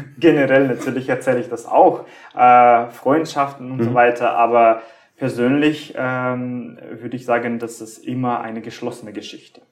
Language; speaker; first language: German; non-native, fluent; Russian